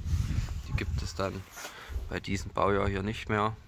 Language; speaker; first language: German; native; German